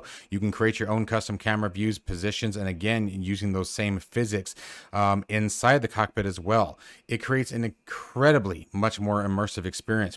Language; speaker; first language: English; native; English